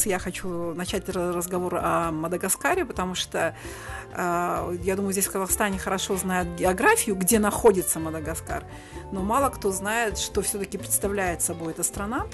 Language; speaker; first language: Russian; native; Russian